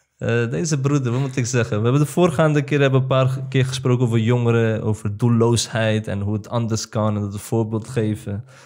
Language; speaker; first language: Dutch; early bilingual, other home language; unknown